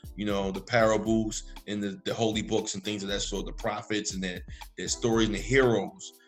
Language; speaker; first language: English; native; English